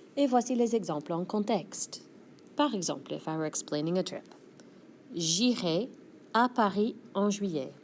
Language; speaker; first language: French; non-native, fluent; English